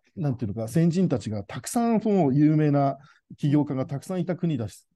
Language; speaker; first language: Japanese; native; Japanese